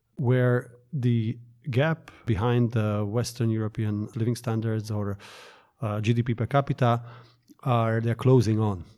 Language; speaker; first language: English; non-native, fluent; Slovak